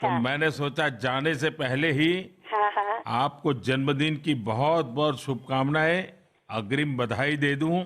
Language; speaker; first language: Hindi; non-native, local second language; Gujarati